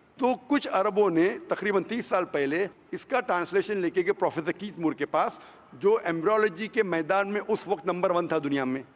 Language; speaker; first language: Hindi; non-native, local second language; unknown